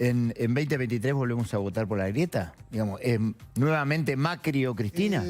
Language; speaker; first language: Spanish; native; Spanish